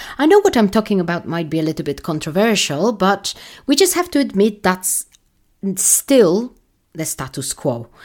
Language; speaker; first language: English; non-native, fluent; Polish